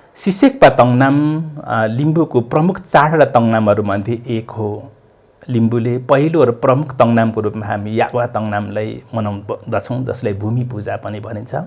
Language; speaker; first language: Nepali; non-native, local second language; Limbu